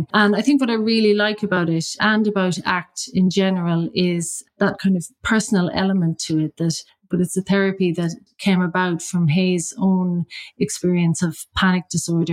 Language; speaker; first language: English; native; English